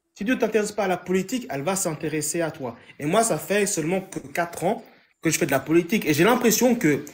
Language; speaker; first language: French; native; French